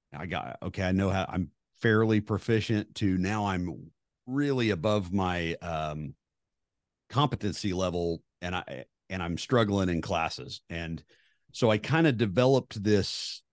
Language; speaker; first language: English; native; English